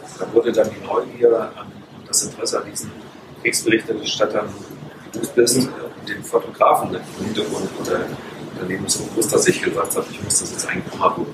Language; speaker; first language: German; native; German